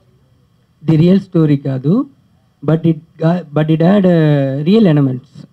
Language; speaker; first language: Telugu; early bilingual, heritage; Telugu